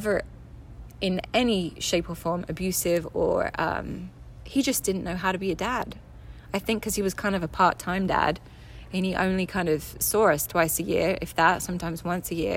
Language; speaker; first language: English; native; English